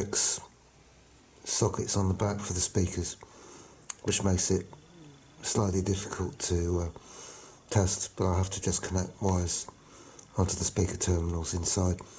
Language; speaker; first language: English; native; English